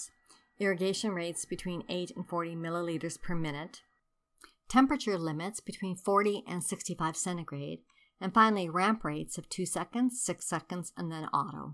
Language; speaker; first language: English; native; English